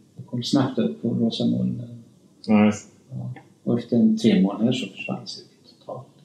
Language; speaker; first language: Swedish; early bilingual, other home language; Spanish